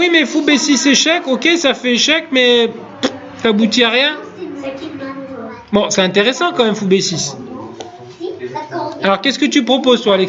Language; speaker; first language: French; native; French